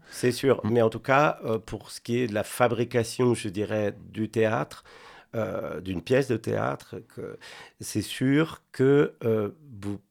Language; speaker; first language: French; non-native, fluent; Spanish